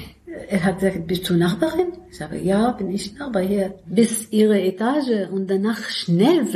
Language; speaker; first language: German; non-native, learner; Arabic